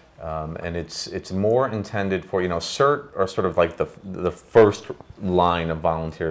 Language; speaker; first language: English; native; English